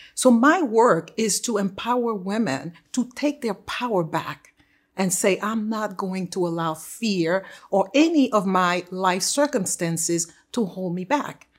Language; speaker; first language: English; non-native, fluent; Haitian Creole